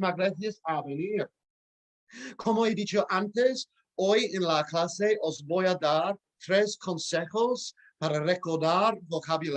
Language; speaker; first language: Spanish; non-native, fluent; English